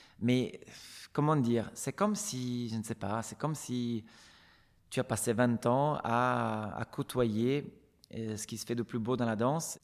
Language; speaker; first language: French; non-native, fluent; Italian